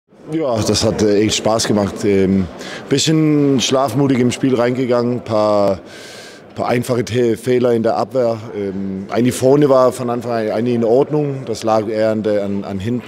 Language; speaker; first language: German; non-native, fluent; Danish